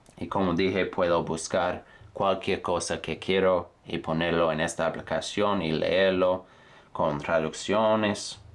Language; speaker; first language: Spanish; non-native, fluent; English